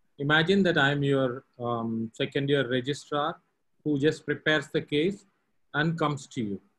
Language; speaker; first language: English; non-native, local second language; Tamil